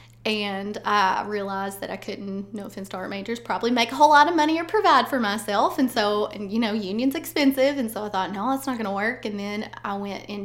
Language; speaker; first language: English; native; English